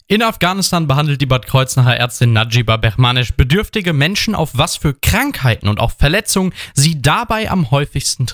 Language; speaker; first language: German; native; German